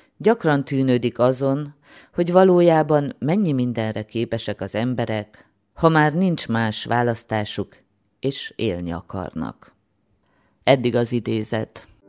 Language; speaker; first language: Hungarian; native; Hungarian